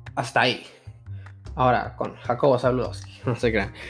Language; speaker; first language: Spanish; early bilingual, heritage; Spanish